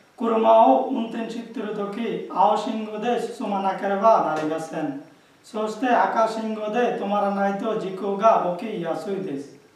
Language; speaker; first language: Japanese; non-native, learner; Bangla